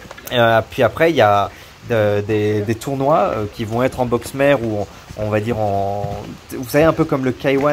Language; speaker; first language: French; native; French